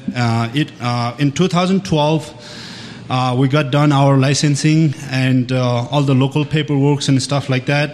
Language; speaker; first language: English; non-native, local second language; Sherpa